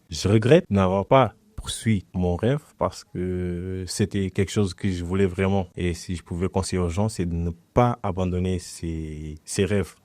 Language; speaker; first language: French; non-native, fluent; Portuguese